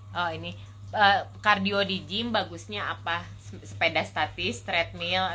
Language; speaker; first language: Indonesian; native; Indonesian